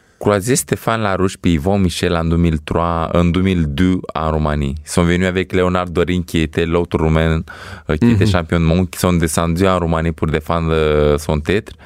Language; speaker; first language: French; non-native, fluent; Romanian